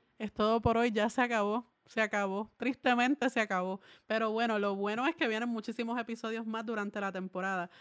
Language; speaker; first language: Spanish; native; Spanish